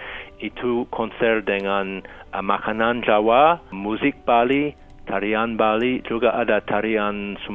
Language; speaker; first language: Indonesian; non-native, fluent; English